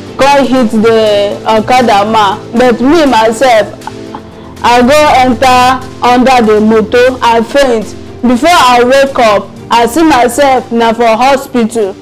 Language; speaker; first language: Nigerian Pidgin; non-native, local second language; Igbo